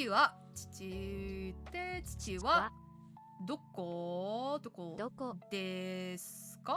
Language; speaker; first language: Japanese; non-native, learner; English